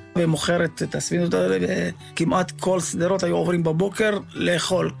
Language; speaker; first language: Hebrew; native; Hebrew